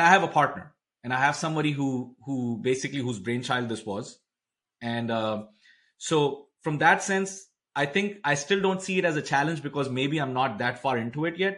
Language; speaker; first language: English; non-native, local second language; Hindi